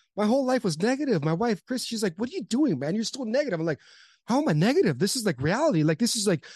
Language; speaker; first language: English; native; English